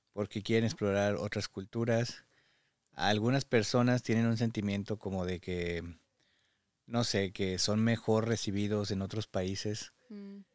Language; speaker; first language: Spanish; native; Spanish